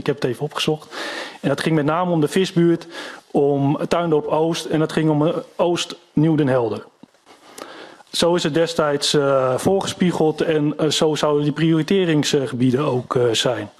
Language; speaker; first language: Dutch; native; Dutch